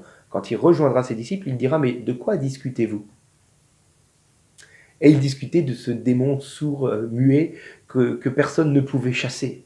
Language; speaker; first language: French; native; French